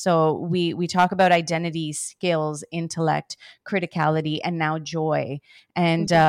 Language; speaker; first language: English; native; English